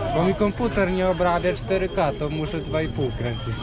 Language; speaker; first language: Polish; native; Polish